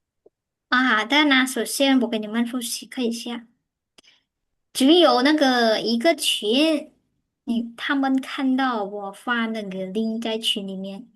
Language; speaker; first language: Chinese; non-native, fluent; Khmer